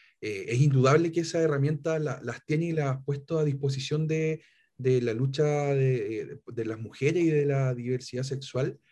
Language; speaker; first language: Spanish; native; Spanish